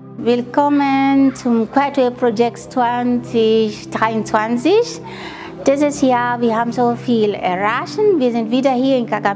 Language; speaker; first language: German; non-native, fluent; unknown